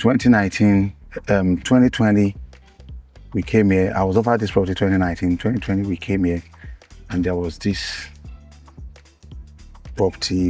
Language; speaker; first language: English; non-native, local second language; Igbo